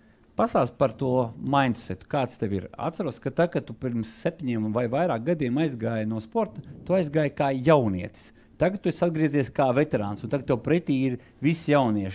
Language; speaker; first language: Latvian; native; Latvian